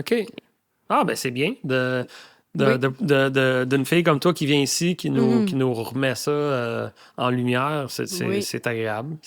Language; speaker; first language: French; native; French